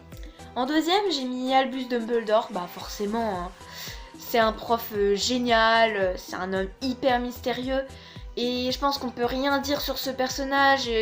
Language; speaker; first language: French; native; French